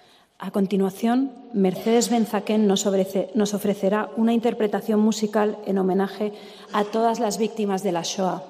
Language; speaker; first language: Spanish; native; Spanish